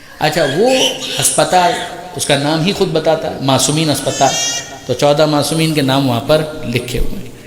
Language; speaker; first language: Urdu; native; Urdu